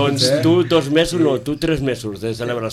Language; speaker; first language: Catalan; native; Catalan